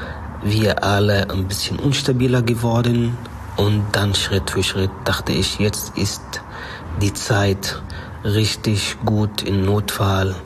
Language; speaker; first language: German; non-native, learner; Arabic